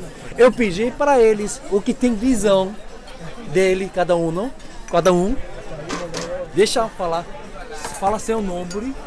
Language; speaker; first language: Portuguese; non-native, fluent; Korean